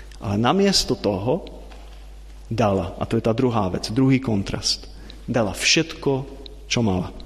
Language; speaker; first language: Slovak; non-native, fluent; Czech